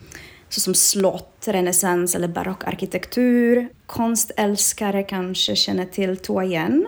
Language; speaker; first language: Swedish; non-native, fluent; Czech